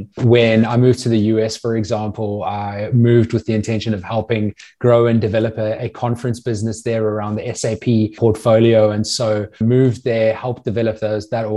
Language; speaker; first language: English; native; English